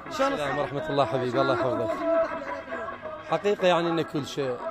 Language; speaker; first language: Arabic; native; Arabic